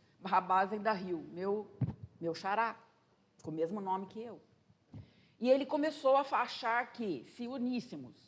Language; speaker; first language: Portuguese; native; Portuguese